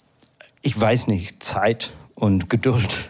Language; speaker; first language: German; non-native, fluent; English